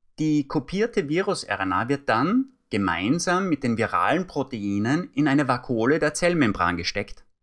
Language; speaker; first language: German; native; German